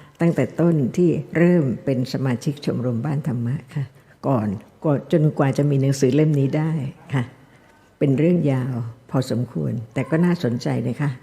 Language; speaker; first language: Thai; native; Thai